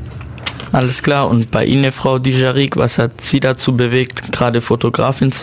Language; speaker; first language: German; native; German